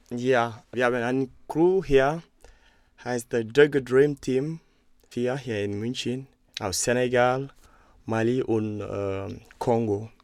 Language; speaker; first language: German; non-native, learner; Mandingo